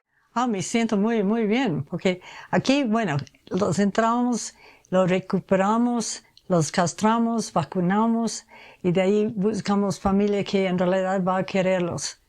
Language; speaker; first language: Spanish; non-native, fluent; English